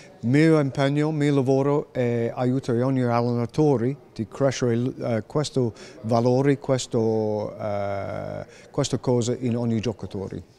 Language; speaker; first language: Italian; non-native, learner; English